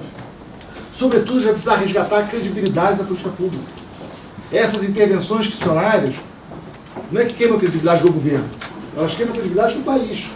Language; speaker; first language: Portuguese; native; Portuguese